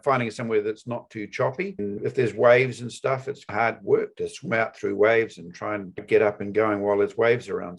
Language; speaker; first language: English; native; English